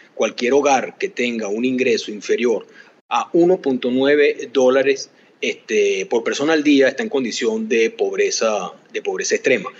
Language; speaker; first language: Spanish; native; Spanish